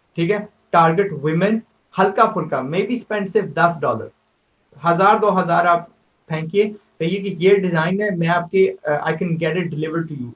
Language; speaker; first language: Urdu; native; Urdu